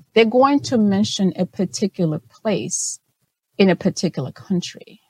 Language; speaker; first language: English; non-native, local second language; Shona